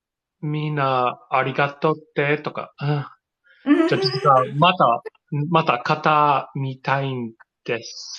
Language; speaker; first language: Japanese; non-native, learner; English